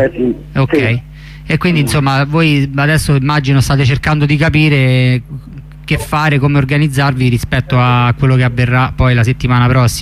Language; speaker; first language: Italian; native; Italian